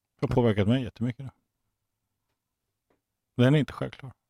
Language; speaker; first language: Swedish; native; Swedish